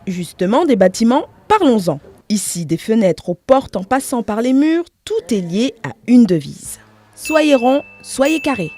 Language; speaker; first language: French; native; French